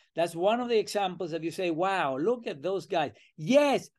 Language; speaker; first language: English; non-native, fluent; Spanish